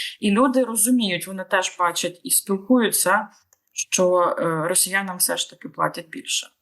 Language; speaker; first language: Ukrainian; native; Ukrainian